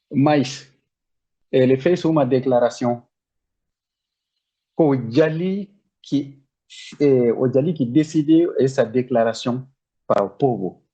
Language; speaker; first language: Portuguese; non-native, learner; Bambara